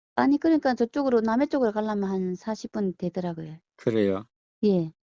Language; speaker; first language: Korean; early bilingual, heritage; Korean